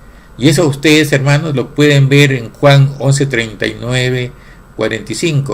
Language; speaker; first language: Spanish; native; Spanish